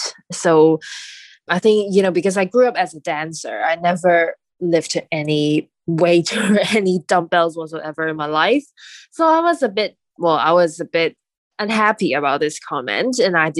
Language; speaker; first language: English; non-native, local second language; Cantonese